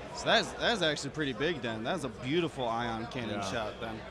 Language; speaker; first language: English; native; English